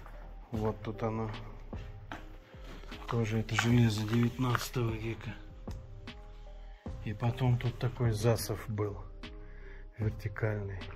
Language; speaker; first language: Russian; native; Russian